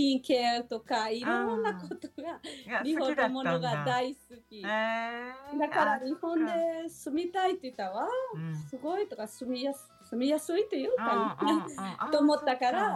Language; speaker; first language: Japanese; non-native, learner; Spanish